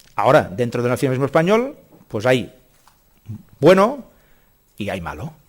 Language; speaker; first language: Spanish; non-native, local second language; Catalan